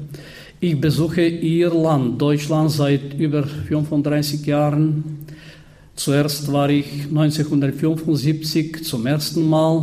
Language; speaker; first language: German; non-native, fluent; Bulgarian